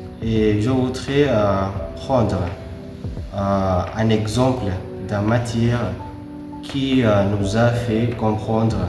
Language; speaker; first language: French; non-native, learner; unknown